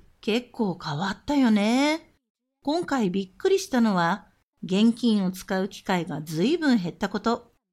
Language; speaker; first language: Japanese; native; Japanese